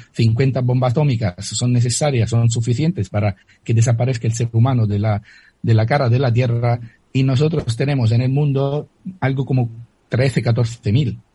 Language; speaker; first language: Spanish; non-native, fluent; Italian